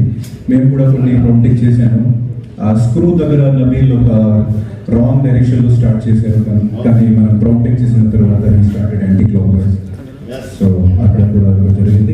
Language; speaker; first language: Telugu; non-native, fluent; Hindi